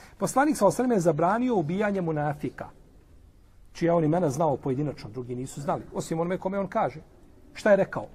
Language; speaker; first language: Bosnian; native; Bosnian